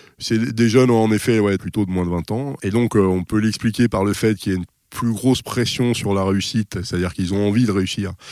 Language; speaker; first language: French; native; French